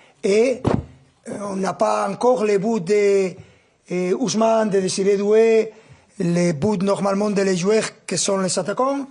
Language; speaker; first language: French; non-native, fluent; Spanish